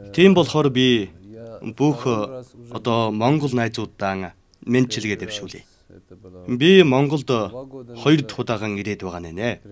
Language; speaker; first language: Mongolian; non-native, fluent; Persian